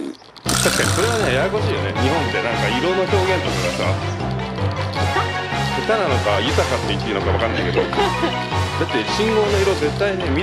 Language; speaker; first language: Japanese; native; Japanese